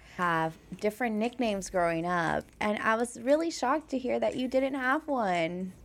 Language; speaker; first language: English; early bilingual, other home language; Spanish